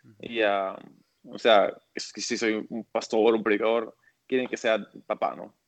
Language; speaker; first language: Spanish; early bilingual, other home language; English